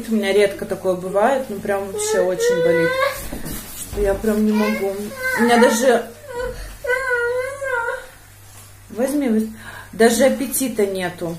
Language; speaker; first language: Russian; native; Russian